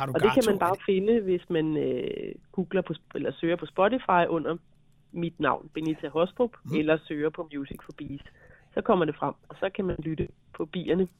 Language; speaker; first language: Danish; native; Danish